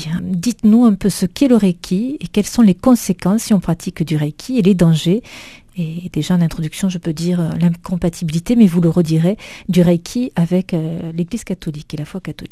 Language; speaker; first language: French; native; French